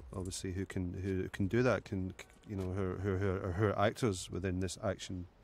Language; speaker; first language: English; native; English